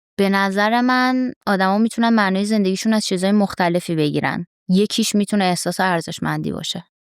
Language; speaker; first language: Persian; native; Persian